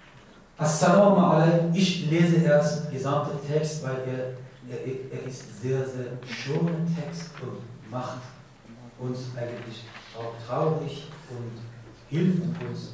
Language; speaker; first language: German; non-native, learner; Persian